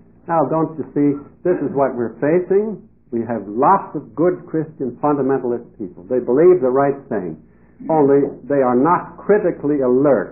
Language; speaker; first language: English; non-native, fluent; Dutch